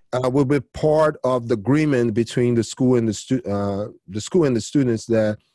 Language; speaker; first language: English; early bilingual, other home language; Portuguese